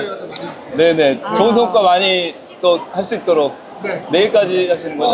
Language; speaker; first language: Korean; native; Korean